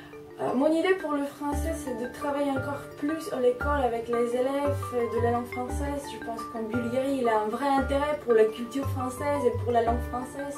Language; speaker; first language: French; non-native, fluent; Bulgarian